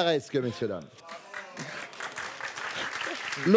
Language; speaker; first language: French; native; French